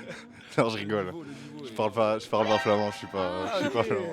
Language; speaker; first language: French; native; French